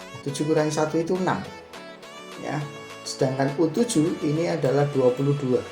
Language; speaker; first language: Indonesian; native; Indonesian